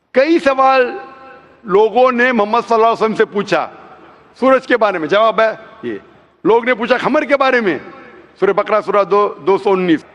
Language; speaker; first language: Hindi; non-native, local second language; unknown